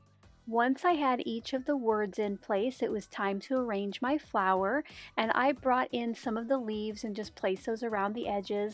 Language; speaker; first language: English; native; English